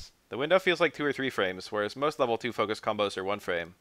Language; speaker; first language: English; native; English